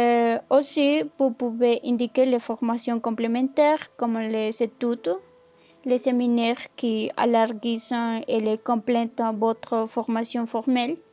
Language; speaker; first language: French; non-native, learner; Spanish